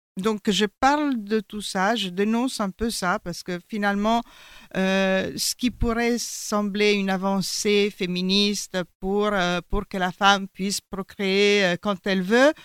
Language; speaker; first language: French; non-native, fluent; Italian